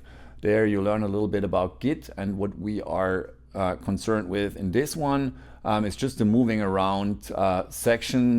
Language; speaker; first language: English; non-native, fluent; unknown